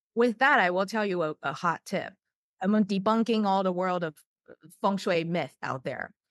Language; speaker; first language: English; non-native, fluent; Chinese